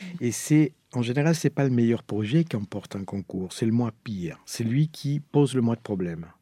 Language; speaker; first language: French; non-native, fluent; Spanish